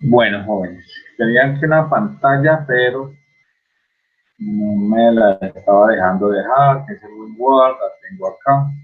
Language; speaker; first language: Spanish; native; Spanish